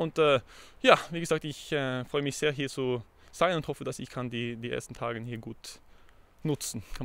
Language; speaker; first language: German; non-native, fluent; Norwegian